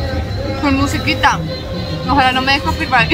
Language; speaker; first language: Spanish; native; Spanish